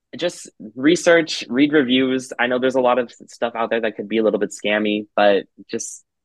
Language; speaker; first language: English; native; English